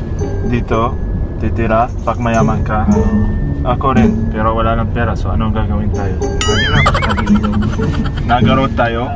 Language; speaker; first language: Filipino; non-native, learner; Arabic